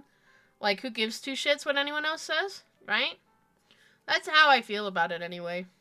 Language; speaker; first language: English; native; English